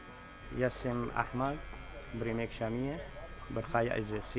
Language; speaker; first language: Slovenian; non-native, learner; Arabic